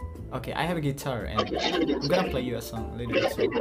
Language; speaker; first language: English; non-native, learner; Indonesian